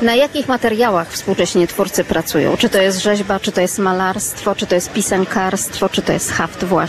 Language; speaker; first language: Polish; native; Polish